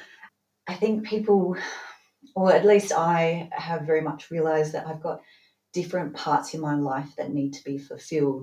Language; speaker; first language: English; native; English